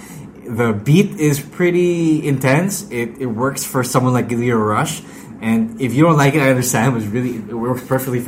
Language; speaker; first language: English; non-native, local second language; Filipino